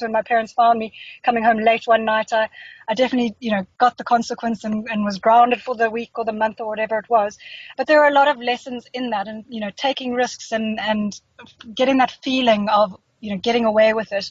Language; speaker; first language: English; native; English